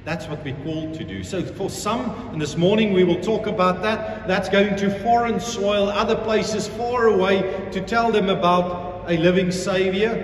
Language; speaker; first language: English; non-native, local second language; Afrikaans